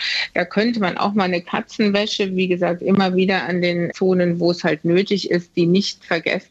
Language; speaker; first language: German; native; German